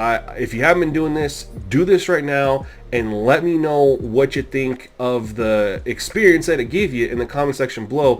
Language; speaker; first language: English; native; English